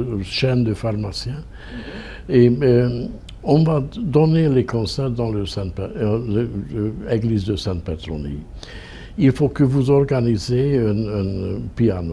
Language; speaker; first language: French; non-native, fluent; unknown